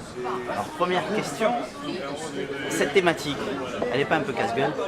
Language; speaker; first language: French; native; French